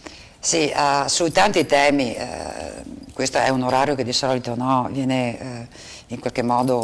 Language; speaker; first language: Italian; native; Italian